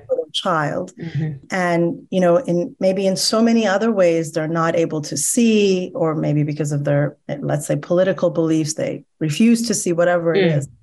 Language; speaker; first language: English; early bilingual, other home language; Persian